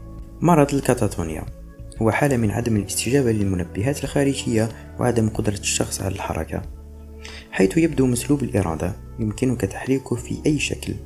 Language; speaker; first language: Arabic; native; Arabic